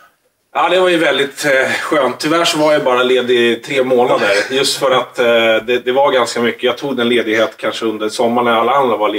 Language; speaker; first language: Swedish; native; Swedish